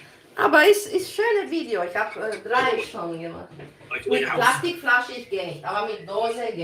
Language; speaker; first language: German; non-native, learner; Romanian